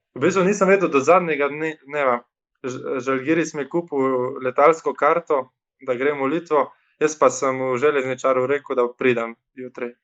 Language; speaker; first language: Slovenian; early bilingual, other home language; Bosnian